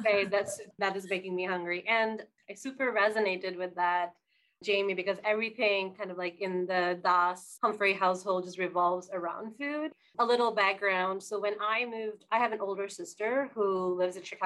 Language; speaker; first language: English; non-native, local second language; Bangla